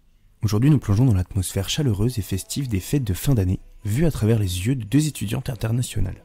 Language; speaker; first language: French; native; French